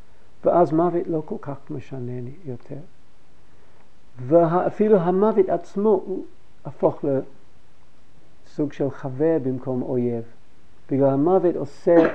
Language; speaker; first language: Hebrew; non-native, fluent; English